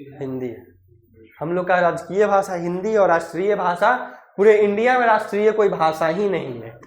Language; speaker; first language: Hindi; native; Hindi